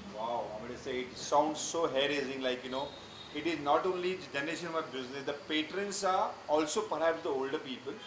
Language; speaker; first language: English; non-native, local second language; Marathi